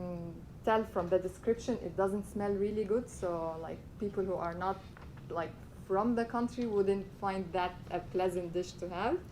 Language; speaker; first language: English; non-native, local second language; Arabic